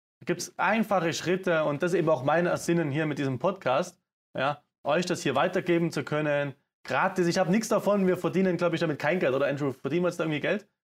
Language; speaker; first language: German; native; German